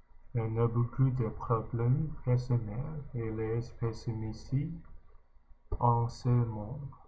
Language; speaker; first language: French; non-native, learner; English